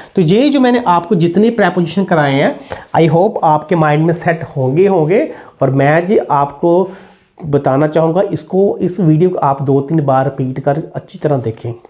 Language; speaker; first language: Hindi; native; Hindi